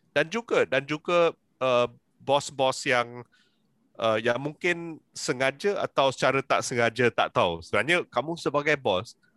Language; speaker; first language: Malay; native; Malay